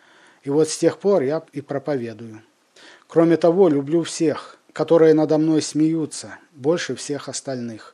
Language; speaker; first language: Russian; native; Russian